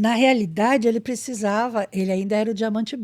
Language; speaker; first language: Portuguese; native; Portuguese